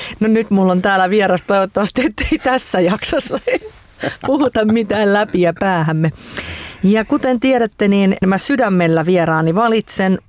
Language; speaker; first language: Finnish; native; Finnish